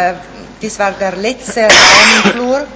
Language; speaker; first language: German; non-native, fluent; Italian